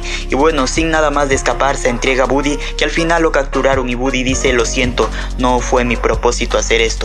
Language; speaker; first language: Spanish; native; Spanish